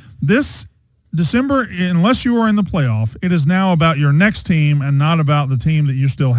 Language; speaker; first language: English; native; English